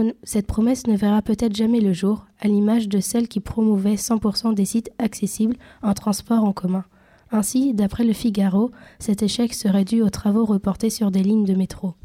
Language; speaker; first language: French; native; French